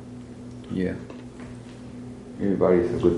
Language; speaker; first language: English; non-native, learner; Spanish